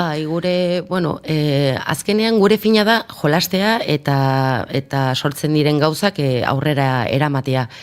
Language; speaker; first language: Basque; non-native, local second language; Spanish